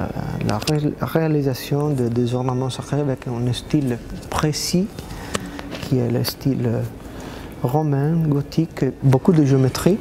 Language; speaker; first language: French; non-native, fluent; Italian